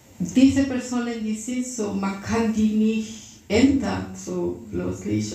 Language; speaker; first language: German; non-native, fluent; Russian